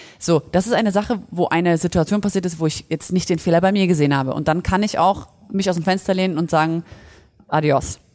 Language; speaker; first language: German; early bilingual, other home language; Polish